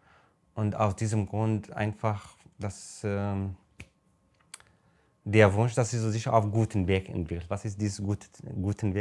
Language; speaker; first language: German; non-native, fluent; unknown